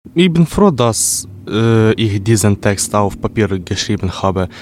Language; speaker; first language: German; non-native, learner; Ukrainian